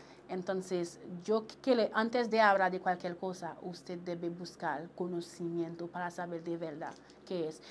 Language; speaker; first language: Spanish; non-native, local second language; Haitian Creole